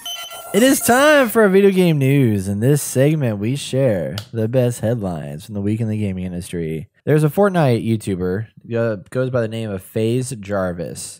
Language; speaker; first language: English; native; English